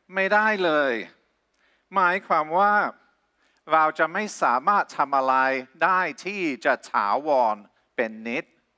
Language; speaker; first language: Thai; non-native, fluent; English